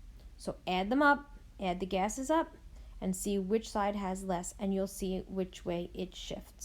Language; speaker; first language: English; native; English